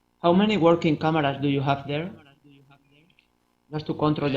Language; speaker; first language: English; non-native, fluent; Spanish